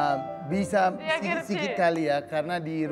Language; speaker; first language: Indonesian; native; Indonesian